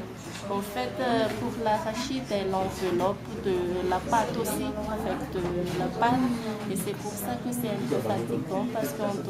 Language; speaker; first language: French; non-native, local second language; Malagasy